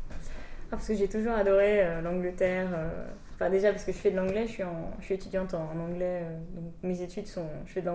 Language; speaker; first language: French; native; French